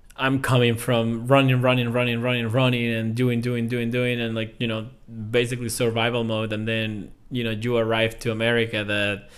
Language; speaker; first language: English; non-native, fluent; Spanish